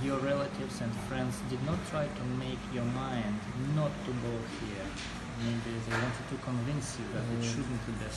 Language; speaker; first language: English; non-native, fluent; Russian